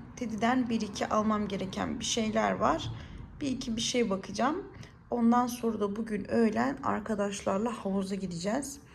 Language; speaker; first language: Turkish; native; Turkish